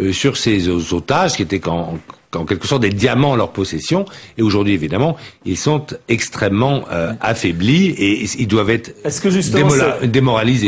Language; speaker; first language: French; native; French